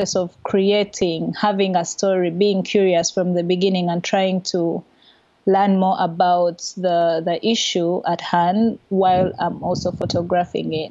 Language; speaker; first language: English; non-native, local second language; Ganda